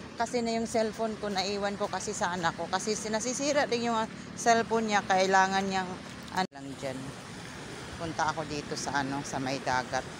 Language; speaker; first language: Filipino; non-native, local second language; Surigaonon